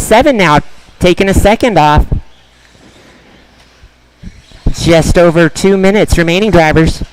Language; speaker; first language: English; native; English